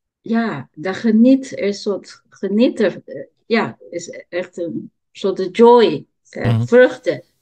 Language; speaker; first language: Dutch; non-native, learner; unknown